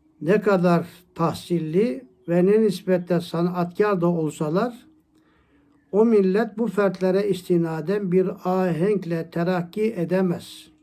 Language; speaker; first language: Turkish; native; Turkish